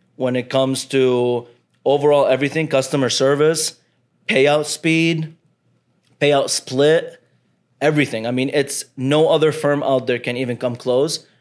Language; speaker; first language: English; early bilingual, other home language; Arabic